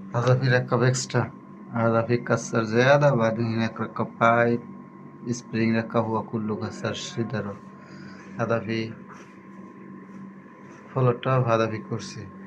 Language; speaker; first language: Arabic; non-native, learner; Bangla